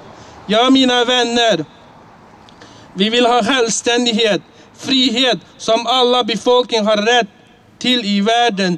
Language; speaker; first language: Swedish; non-native, fluent; Uyghur